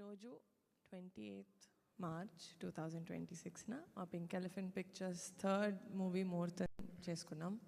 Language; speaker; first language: Telugu; native; Telugu